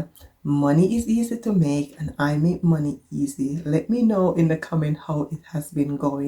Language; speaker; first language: English; native; English